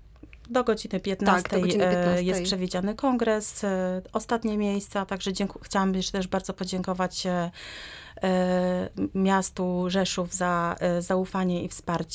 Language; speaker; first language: Polish; native; Polish